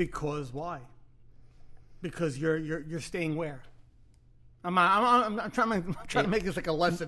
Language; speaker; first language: English; native; English